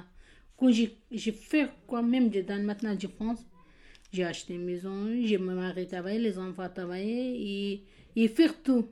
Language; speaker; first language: French; non-native, learner; Kurdish